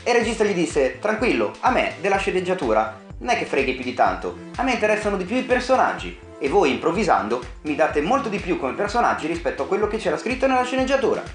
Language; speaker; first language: Italian; native; Italian